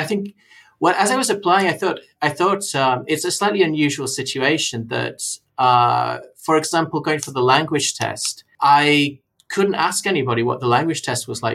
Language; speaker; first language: English; native; English